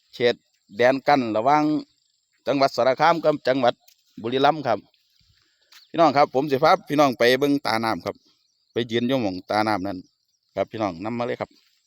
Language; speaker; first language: Thai; native; Thai